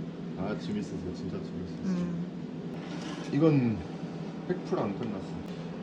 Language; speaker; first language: Korean; non-native, learner; French